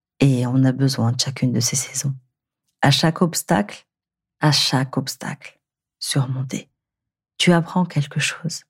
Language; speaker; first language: French; native; French